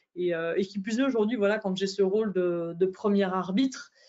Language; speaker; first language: French; native; French